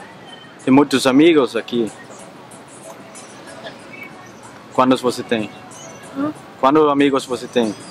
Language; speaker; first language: Portuguese; non-native, learner; Danish